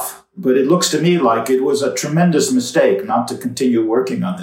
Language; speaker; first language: English; native; English